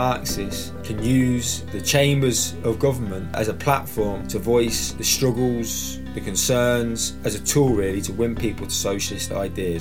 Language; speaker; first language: English; native; English